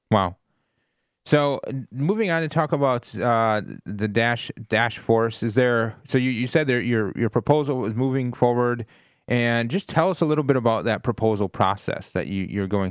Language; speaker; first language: English; native; English